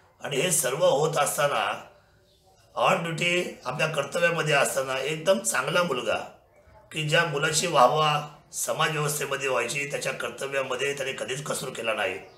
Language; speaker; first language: Marathi; native; Marathi